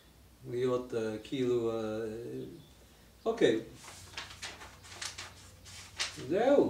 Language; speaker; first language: Hebrew; non-native, fluent; English